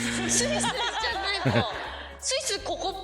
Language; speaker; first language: Japanese; native; Japanese